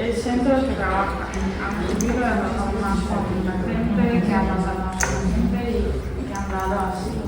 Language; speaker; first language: Spanish; non-native, fluent; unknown